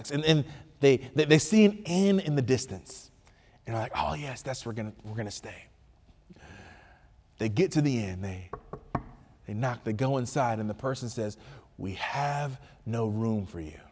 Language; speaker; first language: English; native; English